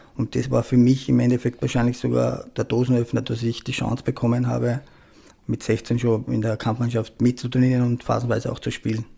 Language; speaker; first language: German; early bilingual, other home language; Croatian